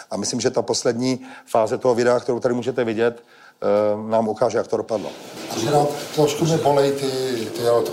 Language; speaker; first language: Czech; native; Czech